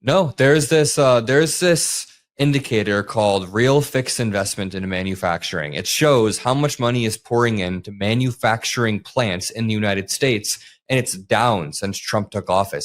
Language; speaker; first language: English; native; English